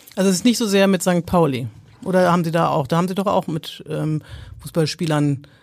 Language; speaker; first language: German; native; German